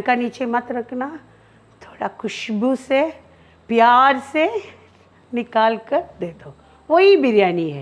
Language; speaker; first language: Hindi; non-native, local second language; Malayalam